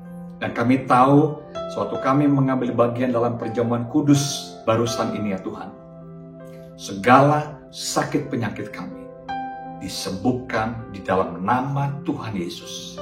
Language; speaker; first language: Indonesian; native; Indonesian